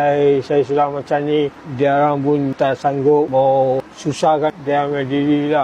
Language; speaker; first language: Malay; non-native, local second language; Tamil